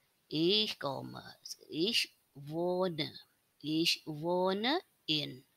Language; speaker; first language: German; non-native, learner; Indonesian